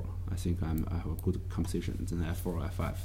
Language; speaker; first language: English; non-native, learner; Chinese